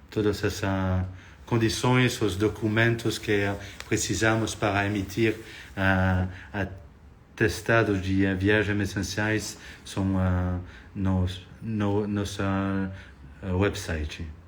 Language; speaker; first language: Portuguese; non-native, fluent; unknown